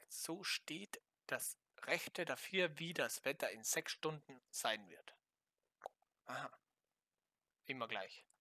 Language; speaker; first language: German; native; German